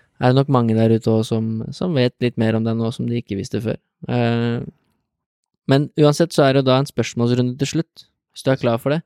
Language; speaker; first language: Norwegian; native; Norwegian